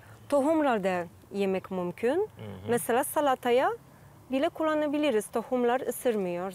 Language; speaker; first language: Turkish; non-native, fluent; Polish